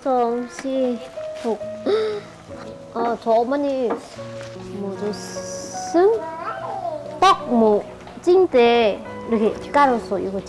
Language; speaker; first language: Korean; non-native, local second language; Lao